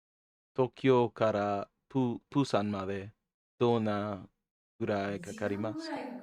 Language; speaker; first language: Japanese; non-native, learner; English